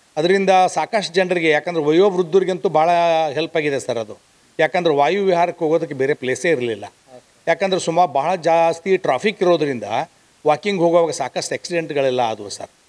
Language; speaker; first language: Kannada; native; Kannada